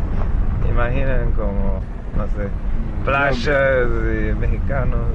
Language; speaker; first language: Spanish; non-native, fluent; English